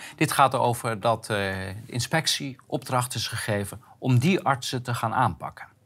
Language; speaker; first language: Dutch; native; Dutch